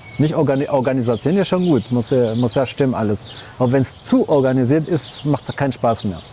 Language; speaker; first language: German; early bilingual, other home language; Arabic